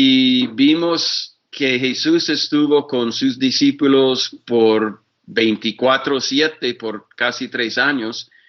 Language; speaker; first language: Spanish; non-native, fluent; English